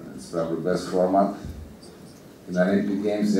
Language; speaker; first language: English; non-native, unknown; Russian